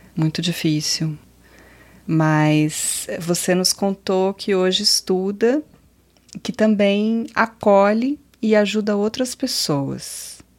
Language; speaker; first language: Portuguese; native; Portuguese